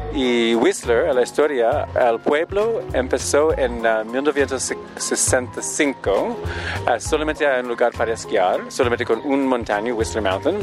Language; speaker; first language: Spanish; non-native, learner; English